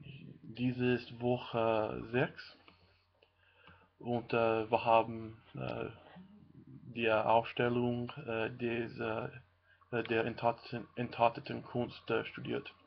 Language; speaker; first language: German; non-native, learner; English